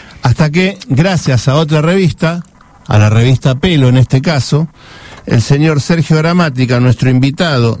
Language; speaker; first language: Spanish; native; Spanish